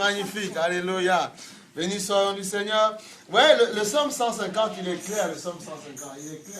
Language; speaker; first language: French; native; French